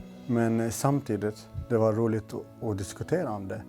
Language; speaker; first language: Swedish; non-native, local second language; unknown